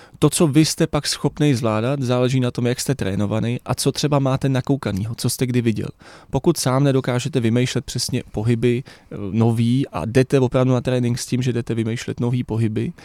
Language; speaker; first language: Czech; native; Czech